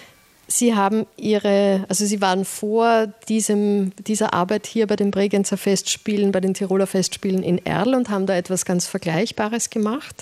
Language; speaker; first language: German; native; German